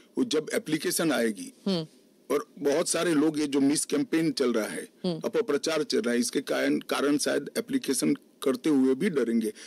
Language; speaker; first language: Hindi; non-native, local second language; Gujarati